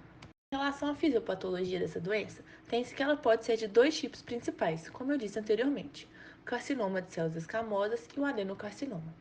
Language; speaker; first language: Portuguese; native; Portuguese